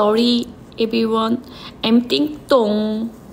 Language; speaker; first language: English; non-native, learner; Korean